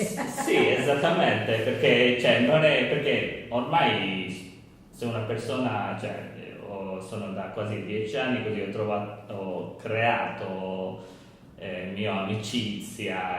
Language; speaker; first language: Italian; non-native, learner; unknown